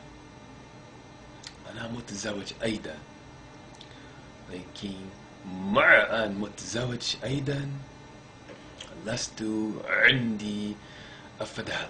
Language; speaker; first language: Arabic; non-native, learner; English